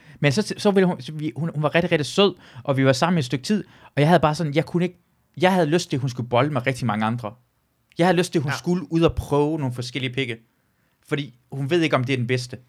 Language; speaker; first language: Danish; early bilingual, other home language; Persian